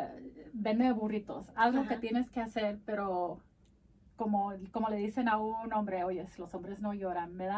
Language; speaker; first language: Spanish; early bilingual, heritage; Spanish